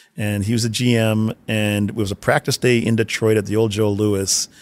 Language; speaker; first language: English; native; English